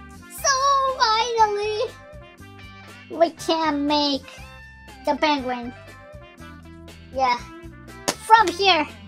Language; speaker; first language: English; non-native, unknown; Japanese